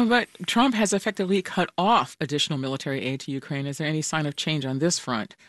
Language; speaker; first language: English; native; English